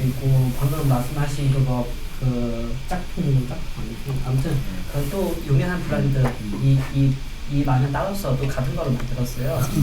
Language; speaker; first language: Korean; non-native, fluent; Chinese